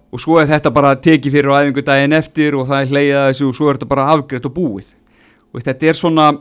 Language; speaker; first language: Icelandic; native; Icelandic